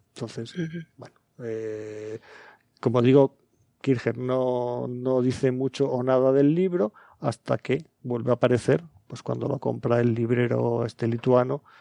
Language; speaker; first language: Spanish; native; Spanish